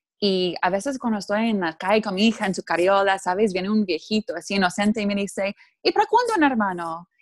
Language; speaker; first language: Spanish; non-native, fluent; English